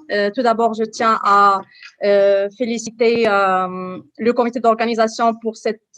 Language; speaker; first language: French; non-native, local second language; Arabic